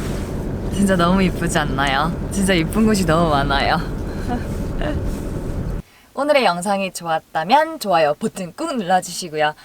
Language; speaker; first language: Korean; native; Korean